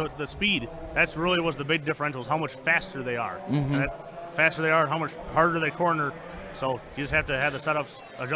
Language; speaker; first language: English; native; English